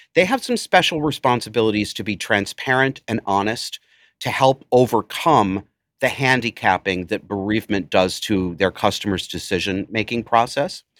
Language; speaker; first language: English; native; English